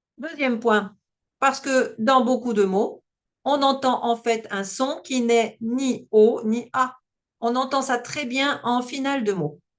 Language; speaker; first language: French; native; French